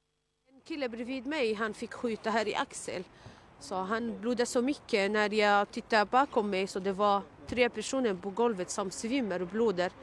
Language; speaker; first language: Swedish; non-native, learner; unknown